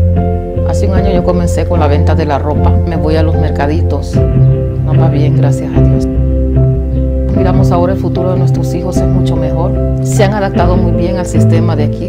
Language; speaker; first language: Spanish; native; Spanish